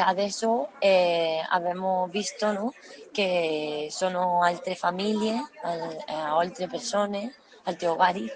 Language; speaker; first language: Italian; non-native, learner; Spanish